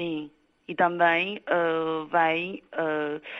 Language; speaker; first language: Portuguese; non-native, fluent; Chinese